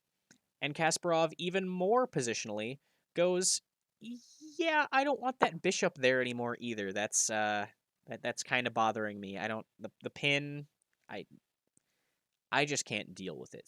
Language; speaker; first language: English; native; English